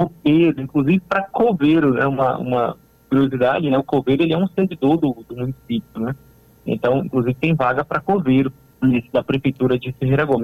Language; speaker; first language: Portuguese; native; Portuguese